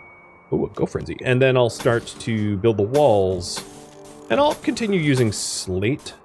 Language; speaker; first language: English; native; English